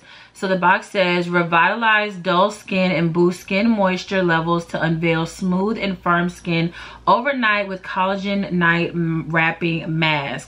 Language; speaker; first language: English; native; English